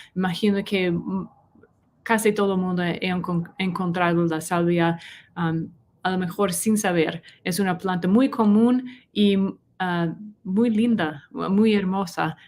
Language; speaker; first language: Spanish; non-native, learner; English